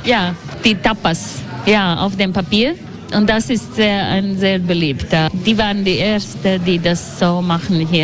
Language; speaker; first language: German; non-native, learner; Latvian